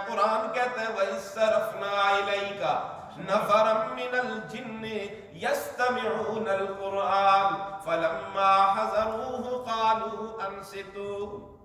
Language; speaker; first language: Urdu; non-native, local second language; Northern Hindko